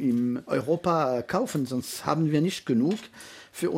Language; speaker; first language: German; non-native, fluent; French